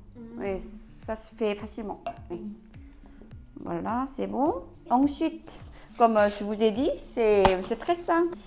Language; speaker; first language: French; non-native, learner; Korean